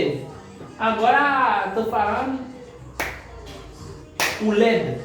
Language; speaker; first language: Portuguese; non-native, learner; Haitian Creole